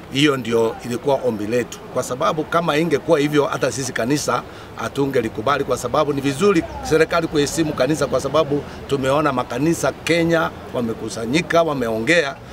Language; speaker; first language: Swahili; non-native, local second language; Gusii